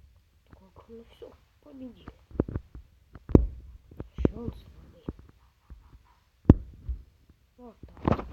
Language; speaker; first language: Russian; native; Russian